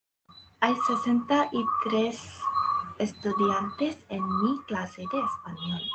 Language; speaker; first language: Spanish; non-native, learner; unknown